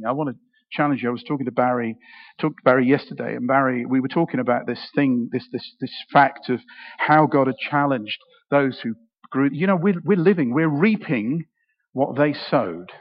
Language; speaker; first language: English; native; English